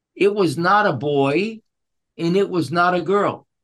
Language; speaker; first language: English; early bilingual, other home language; Spanish